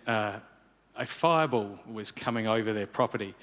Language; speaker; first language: English; native; English